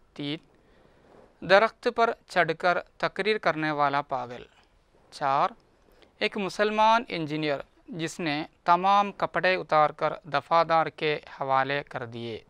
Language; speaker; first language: Hindi; non-native, local second language; Malayalam